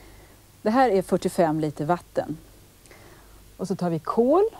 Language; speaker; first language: Swedish; native; Swedish